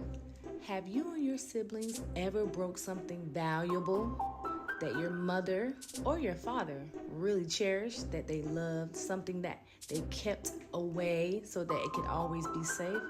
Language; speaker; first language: English; native; English